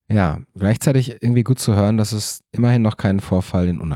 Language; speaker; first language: German; native; German